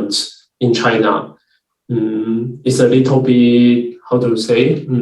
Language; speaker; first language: English; non-native, learner; Chinese